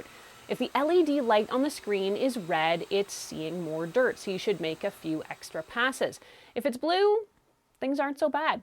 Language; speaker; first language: English; native; English